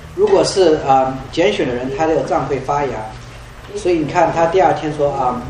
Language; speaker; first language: Chinese; native; Chinese